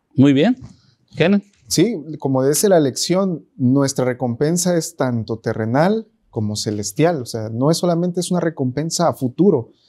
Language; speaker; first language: Spanish; native; Spanish